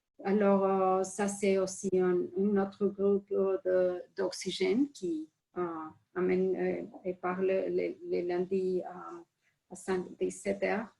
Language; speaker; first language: French; non-native, fluent; Spanish